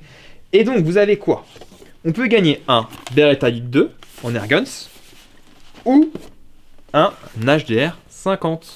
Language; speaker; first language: French; native; French